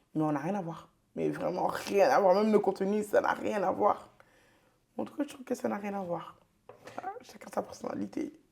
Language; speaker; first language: French; early bilingual, other home language; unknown